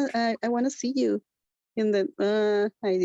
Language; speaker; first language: English; non-native, learner; Spanish